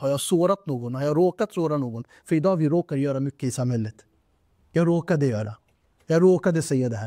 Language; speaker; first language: Swedish; non-native, fluent; Urdu